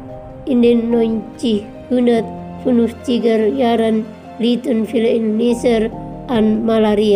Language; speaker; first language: German; non-native, fluent; Indonesian